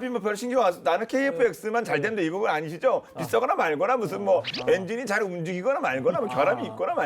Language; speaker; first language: Korean; native; Korean